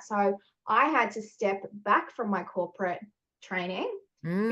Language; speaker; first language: English; native; English